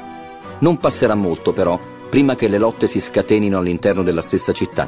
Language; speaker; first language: Italian; native; Italian